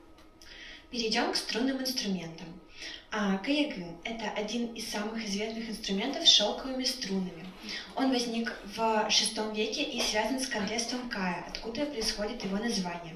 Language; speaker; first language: Russian; native; Russian